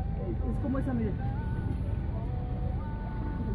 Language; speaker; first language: Spanish; native; Spanish